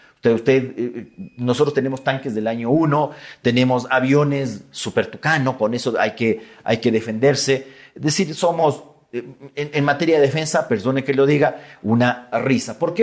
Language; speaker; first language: Spanish; native; Spanish